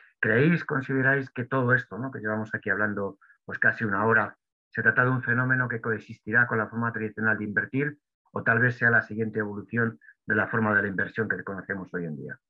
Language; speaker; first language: Spanish; native; Spanish